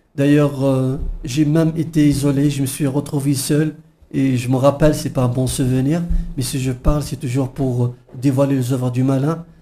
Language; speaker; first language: French; non-native, local second language; Kabyle